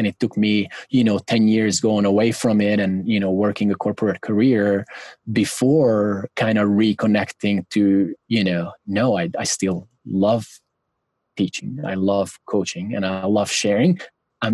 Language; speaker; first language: English; non-native, fluent; Hungarian